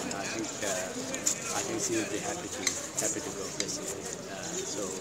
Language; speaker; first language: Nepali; non-native, local second language; Sherpa